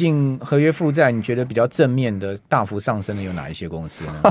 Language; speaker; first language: Chinese; native; Chinese